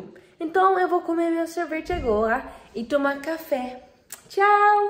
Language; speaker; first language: Portuguese; non-native, learner; Dutch